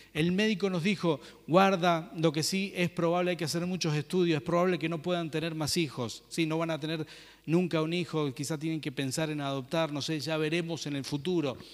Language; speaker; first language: Spanish; native; Spanish